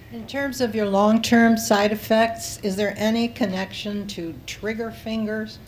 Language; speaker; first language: English; native; English